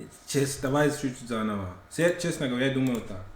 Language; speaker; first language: Russian; non-native, fluent; English